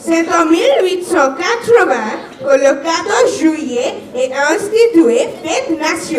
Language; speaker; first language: French; non-native, learner; Bangla